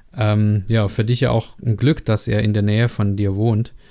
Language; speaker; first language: German; non-native, learner; Czech